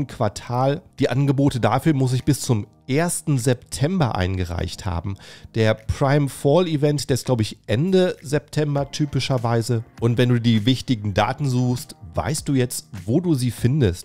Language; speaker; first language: German; native; German